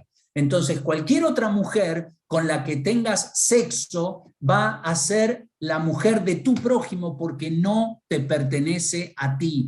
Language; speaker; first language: Spanish; native; Spanish